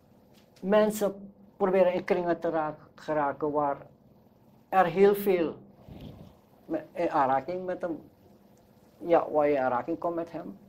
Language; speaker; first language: Dutch; non-native, local second language; Sranan Tongo